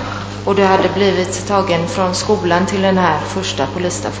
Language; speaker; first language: Swedish; non-native, fluent; Italian